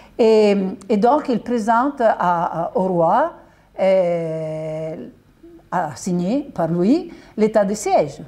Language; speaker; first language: French; non-native, fluent; Italian